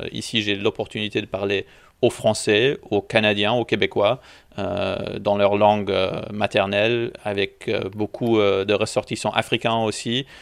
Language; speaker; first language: French; non-native, local second language; English